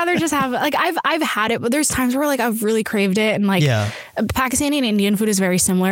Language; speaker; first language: English; early bilingual, other home language; Urdu